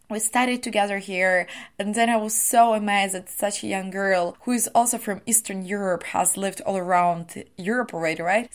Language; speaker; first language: English; non-native, fluent; Ukrainian